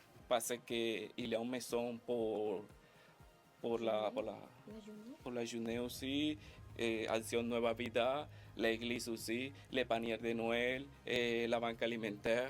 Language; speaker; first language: French; non-native, learner; Spanish